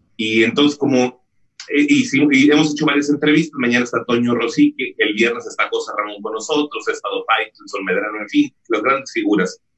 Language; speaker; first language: Spanish; native; Spanish